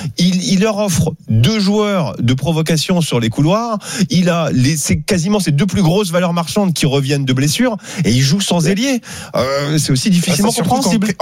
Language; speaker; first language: French; native; French